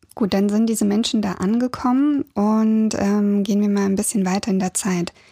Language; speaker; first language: German; early bilingual, other home language; Russian